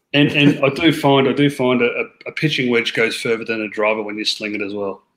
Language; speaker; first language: English; native; English